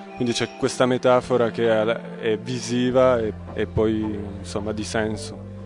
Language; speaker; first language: Italian; native; Italian